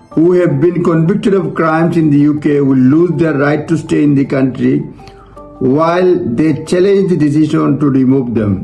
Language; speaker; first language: English; non-native, local second language; Bangla